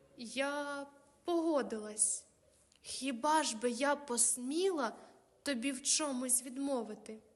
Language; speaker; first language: Ukrainian; native; Ukrainian